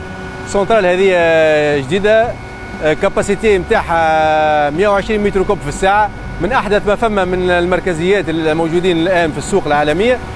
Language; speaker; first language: Arabic; native; Arabic